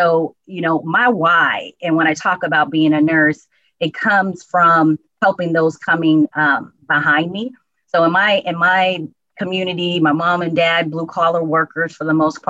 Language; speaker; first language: English; native; English